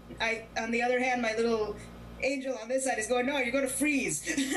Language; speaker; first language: English; native; English